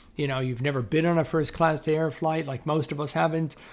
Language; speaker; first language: English; native; English